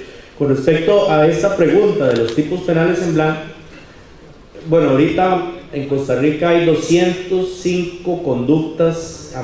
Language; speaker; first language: Spanish; native; Spanish